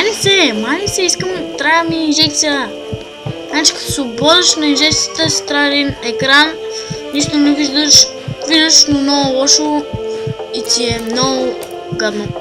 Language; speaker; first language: Bulgarian; native; Bulgarian